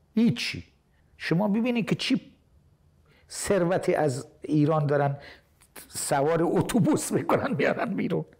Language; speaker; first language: Persian; native; Persian